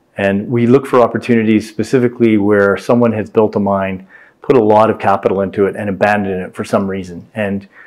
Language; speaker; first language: English; native; English